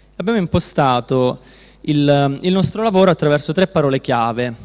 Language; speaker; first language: Italian; native; Italian